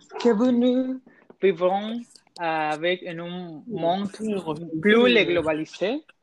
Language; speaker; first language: French; non-native, learner; Spanish